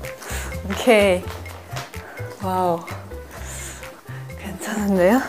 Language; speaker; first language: Korean; non-native, fluent; Japanese